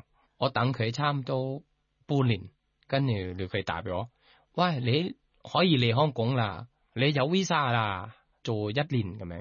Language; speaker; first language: Cantonese; non-native, learner; Thai